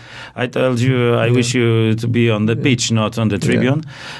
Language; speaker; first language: English; non-native, learner; Polish